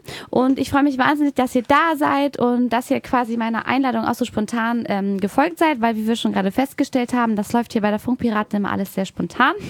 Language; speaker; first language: German; native; German